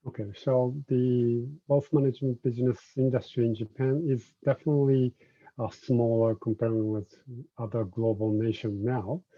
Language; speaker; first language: English; non-native, fluent; Japanese